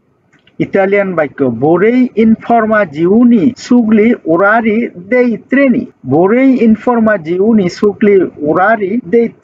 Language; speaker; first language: Italian; non-native, fluent; Bangla